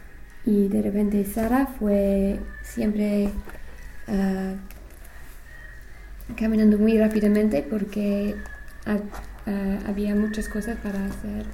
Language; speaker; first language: Spanish; non-native, learner; English